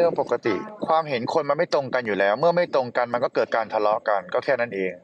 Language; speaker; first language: Thai; native; Thai